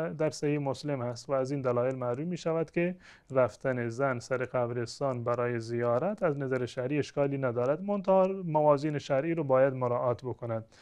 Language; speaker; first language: Persian; non-native, local second language; Baluchi